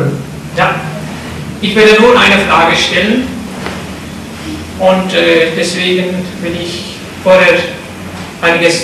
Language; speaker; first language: German; non-native, fluent; Turkish